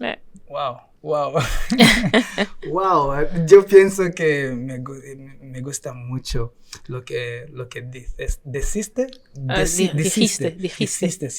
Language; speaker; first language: Spanish; non-native, learner; Portuguese